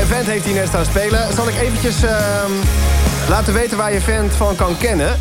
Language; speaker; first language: Dutch; native; Dutch